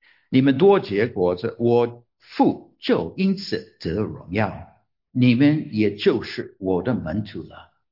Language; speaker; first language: Chinese; non-native, fluent; English